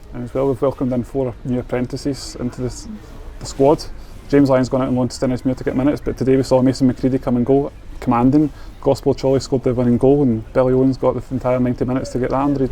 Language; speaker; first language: English; native; English